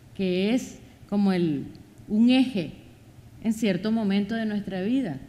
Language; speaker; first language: Spanish; native; Spanish